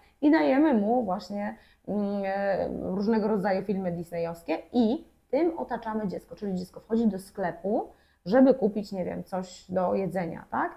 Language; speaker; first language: Polish; native; Polish